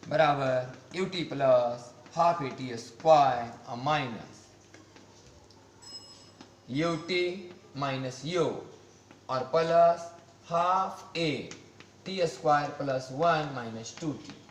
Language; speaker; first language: Hindi; native; Hindi